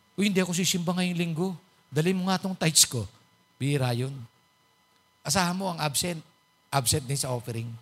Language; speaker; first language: Filipino; native; Filipino